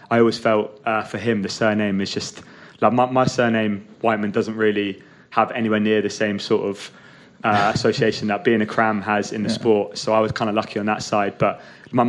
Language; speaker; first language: English; native; English